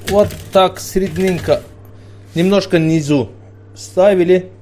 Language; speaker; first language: Russian; non-native, learner; Turkish